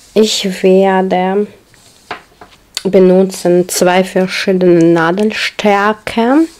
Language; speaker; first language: German; non-native, learner; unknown